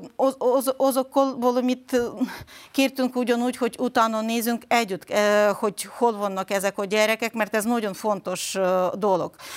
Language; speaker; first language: Hungarian; non-native, fluent; Ukrainian